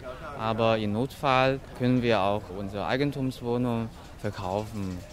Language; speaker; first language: German; non-native, fluent; Chinese